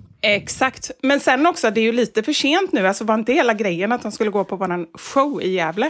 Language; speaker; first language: Swedish; native; Swedish